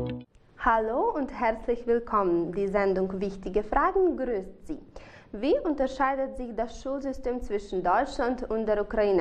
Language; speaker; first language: German; non-native, fluent; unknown